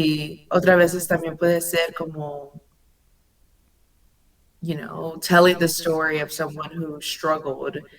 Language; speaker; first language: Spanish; early bilingual, heritage; English